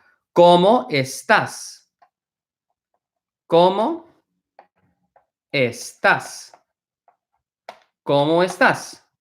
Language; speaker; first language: Spanish; non-native, fluent; English